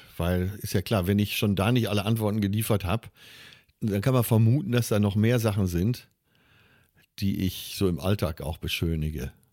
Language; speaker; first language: German; native; German